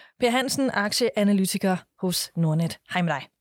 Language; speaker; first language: Danish; native; Danish